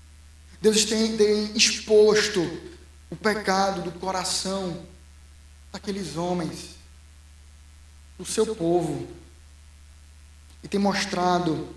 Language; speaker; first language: Portuguese; native; Portuguese